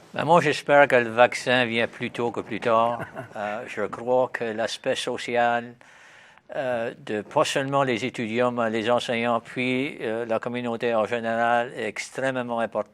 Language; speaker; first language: French; native; French